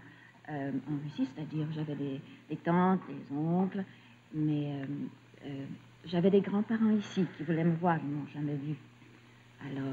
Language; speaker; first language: French; early bilingual, other home language; Russian